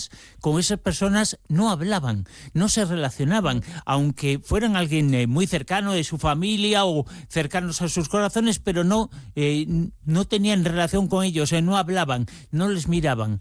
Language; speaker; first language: Spanish; native; Spanish